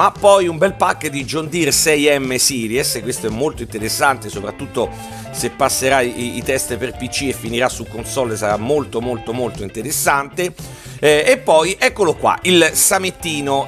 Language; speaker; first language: Italian; native; Italian